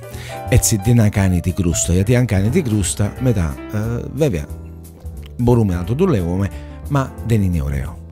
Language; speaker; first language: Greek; non-native, learner; Italian